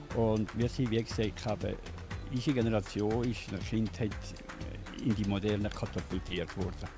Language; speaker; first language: German; native; German